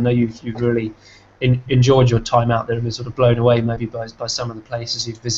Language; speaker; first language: English; native; English